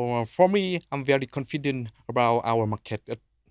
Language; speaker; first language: English; non-native, learner; Vietnamese